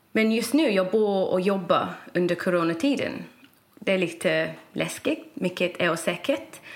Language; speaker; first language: Swedish; non-native, fluent; English